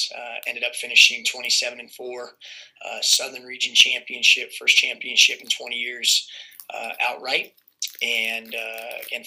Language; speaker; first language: English; native; English